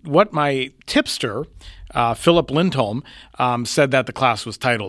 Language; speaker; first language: English; native; English